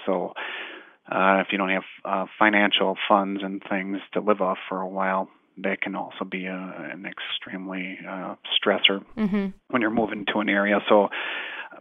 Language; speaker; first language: English; native; English